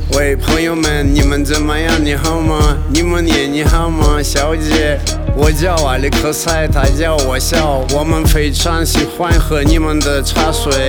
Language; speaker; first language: Chinese; non-native, learner; Russian